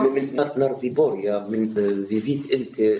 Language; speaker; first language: Swedish; non-native, learner; Arabic